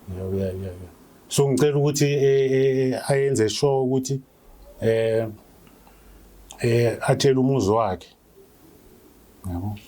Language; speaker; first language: Zulu; native; Zulu